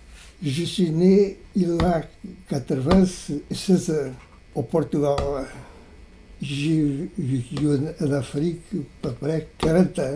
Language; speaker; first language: French; non-native, fluent; Portuguese